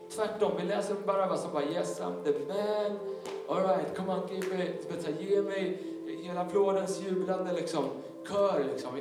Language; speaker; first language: Swedish; native; Swedish